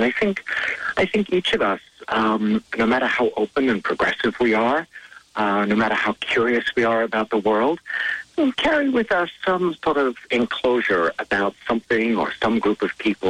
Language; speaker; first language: English; native; English